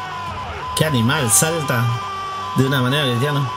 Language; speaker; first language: Spanish; native; Spanish